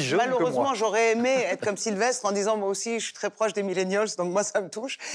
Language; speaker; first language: French; non-native, fluent; Persian